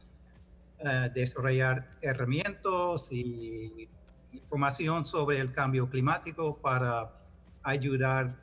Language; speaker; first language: Spanish; non-native, fluent; English